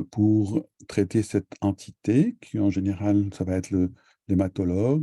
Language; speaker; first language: French; native; French